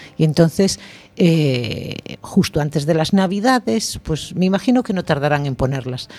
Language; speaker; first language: Spanish; native; Spanish